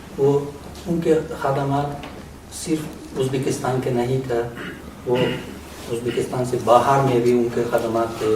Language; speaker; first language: Urdu; non-native, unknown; Uzbek